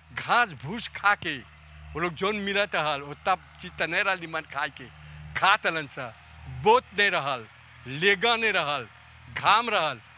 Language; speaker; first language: Bhojpuri; native; Bhojpuri